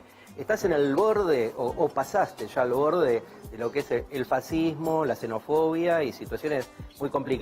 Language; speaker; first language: Spanish; native; Spanish